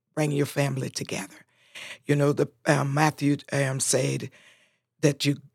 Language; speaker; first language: English; non-native, fluent; Spanish